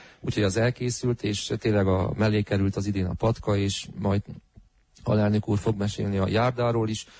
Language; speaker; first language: Hungarian; native; Hungarian